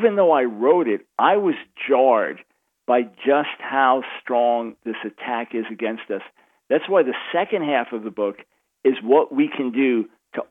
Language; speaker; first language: English; native; English